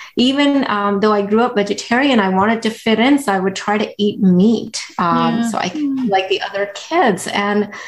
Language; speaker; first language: English; early bilingual, other home language; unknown